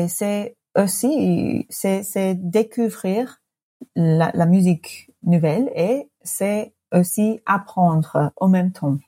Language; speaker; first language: French; non-native, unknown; English